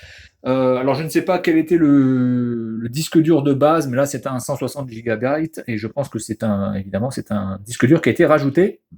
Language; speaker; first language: French; native; French